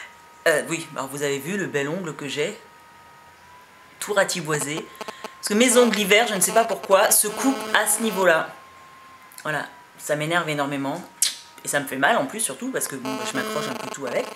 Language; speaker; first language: French; native; French